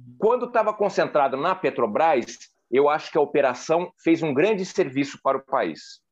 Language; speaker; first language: Portuguese; native; Portuguese